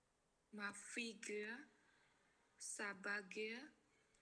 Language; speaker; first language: French; non-native, learner; Khmer